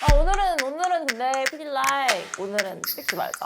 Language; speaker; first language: Korean; native; Korean